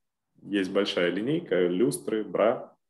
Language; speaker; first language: Russian; native; Russian